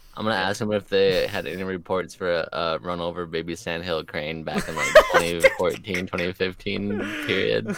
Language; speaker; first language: English; native; English